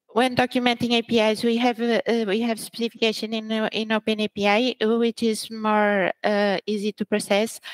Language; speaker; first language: English; early bilingual, other home language; Portuguese